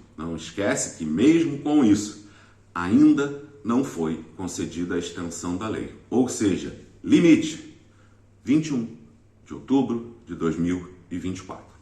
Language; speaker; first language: Portuguese; native; Portuguese